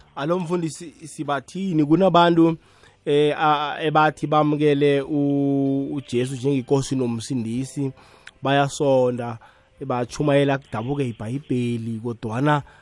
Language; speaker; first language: Zulu; non-native, local second language; South Ndebele